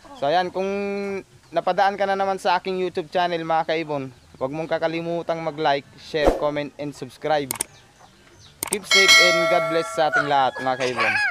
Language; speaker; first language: Filipino; native; Filipino